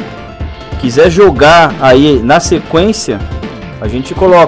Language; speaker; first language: Portuguese; native; Portuguese